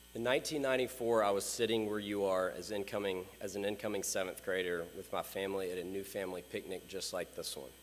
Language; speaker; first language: English; native; English